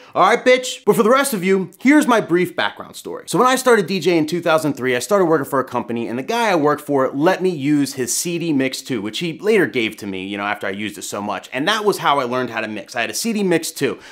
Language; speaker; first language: English; native; English